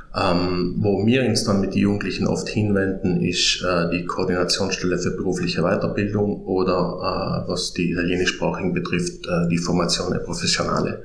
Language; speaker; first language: German; native; German